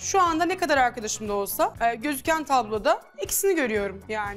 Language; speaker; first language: Turkish; native; Turkish